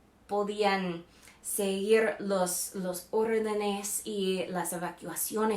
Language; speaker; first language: Spanish; non-native, fluent; English